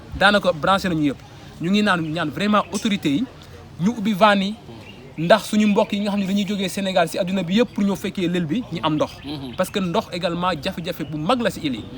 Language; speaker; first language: Wolof; non-native, local second language; Jola-Fonyi